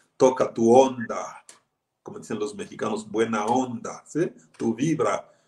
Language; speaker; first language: Spanish; non-native, fluent; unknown